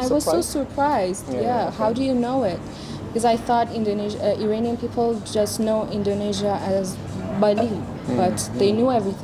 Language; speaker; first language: English; non-native, fluent; Persian